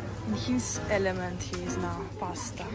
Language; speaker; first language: English; non-native, fluent; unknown